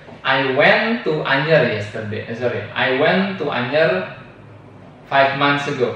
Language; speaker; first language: English; non-native, fluent; Indonesian